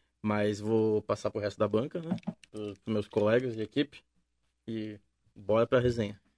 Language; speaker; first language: Portuguese; native; Portuguese